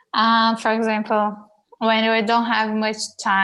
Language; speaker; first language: English; non-native, learner; Portuguese